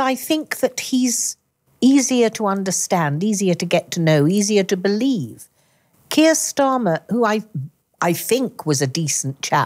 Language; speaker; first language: English; native; English